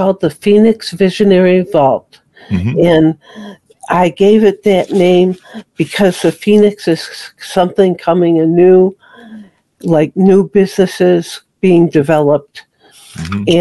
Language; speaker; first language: English; native; English